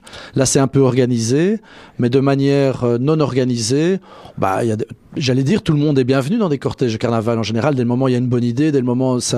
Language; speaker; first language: French; native; French